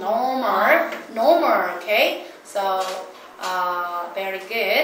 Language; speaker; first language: English; non-native, fluent; Korean